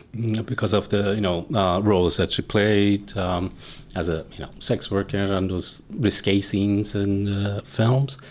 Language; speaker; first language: English; non-native, fluent; Persian